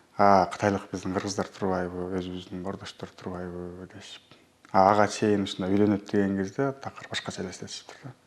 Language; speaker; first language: Kyrgyz; early bilingual, heritage; Kyrgyz